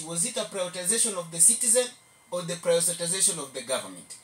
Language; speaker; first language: English; non-native, local second language; Swahili